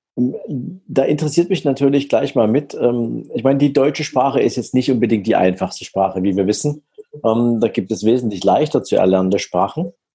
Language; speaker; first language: German; native; German